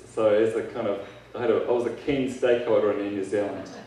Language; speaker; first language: English; native; English